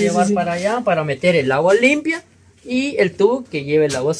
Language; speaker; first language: Spanish; native; Spanish